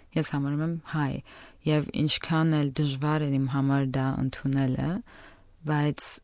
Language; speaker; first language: Armenian; native; Armenian